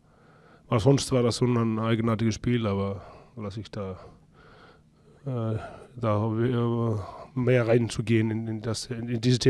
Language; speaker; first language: German; non-native, fluent; Icelandic